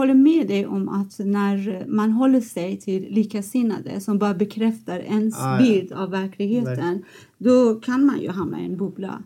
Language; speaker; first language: Swedish; non-native, fluent; Persian